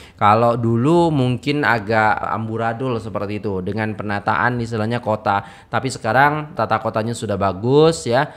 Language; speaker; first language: Indonesian; native; Indonesian